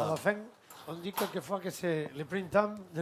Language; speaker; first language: French; non-native, fluent; Catalan